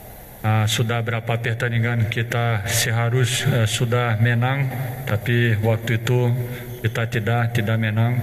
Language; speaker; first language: Indonesian; non-native, fluent; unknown